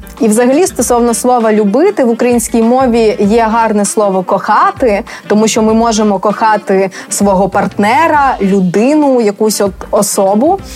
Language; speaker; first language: Ukrainian; native; Ukrainian